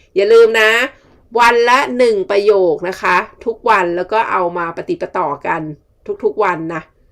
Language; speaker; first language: Thai; native; Thai